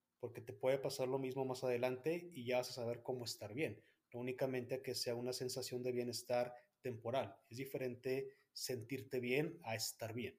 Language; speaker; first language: Spanish; native; Spanish